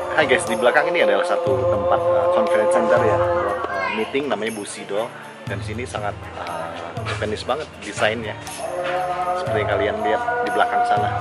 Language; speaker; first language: Indonesian; native; Indonesian